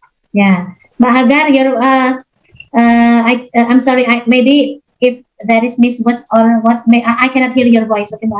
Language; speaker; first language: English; non-native, fluent; Indonesian